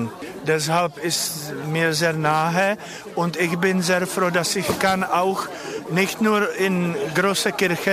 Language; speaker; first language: German; non-native, fluent; Czech